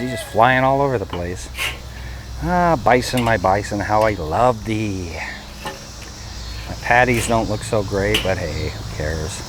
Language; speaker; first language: English; native; English